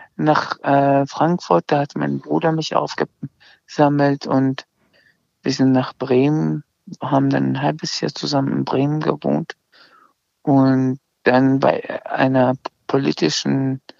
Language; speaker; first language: German; early bilingual, other home language; Azerbaijani